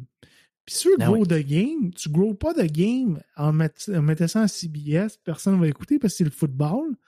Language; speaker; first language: French; native; French